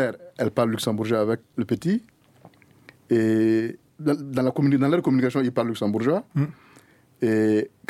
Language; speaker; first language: French; non-native, local second language; Mossi